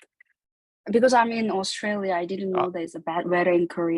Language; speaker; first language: English; non-native, learner; Korean